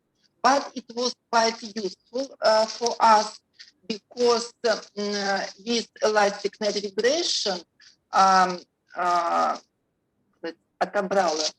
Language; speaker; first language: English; non-native, learner; Russian